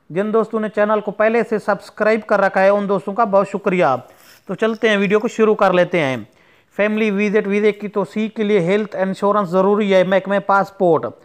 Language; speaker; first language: Urdu; non-native, local second language; Saraiki